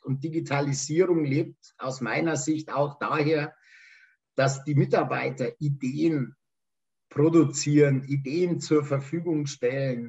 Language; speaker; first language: German; native; German